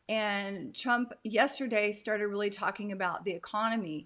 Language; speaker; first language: English; native; English